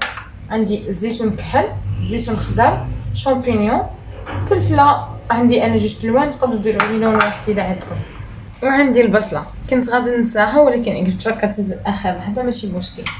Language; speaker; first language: Arabic; native; Arabic